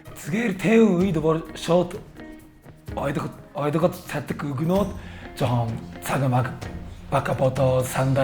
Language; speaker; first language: Mongolian; non-native, learner; Korean